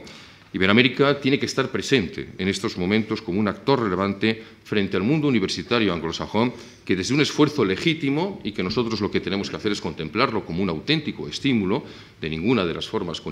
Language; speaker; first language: Spanish; native; Spanish